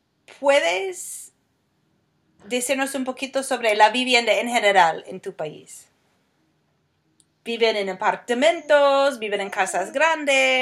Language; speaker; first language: Spanish; non-native, fluent; English